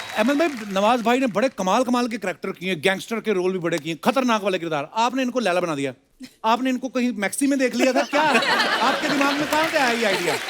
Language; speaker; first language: Hindi; non-native, local second language; Punjabi